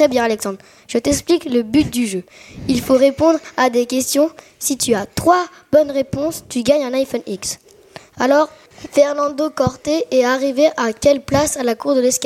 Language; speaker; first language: French; native; French